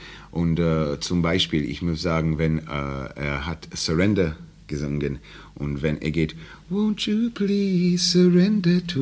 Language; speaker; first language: German; non-native, learner; English